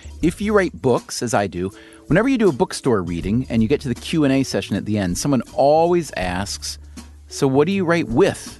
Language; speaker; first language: English; native; English